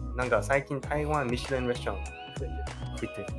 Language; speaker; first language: Japanese; non-native, learner; Chinese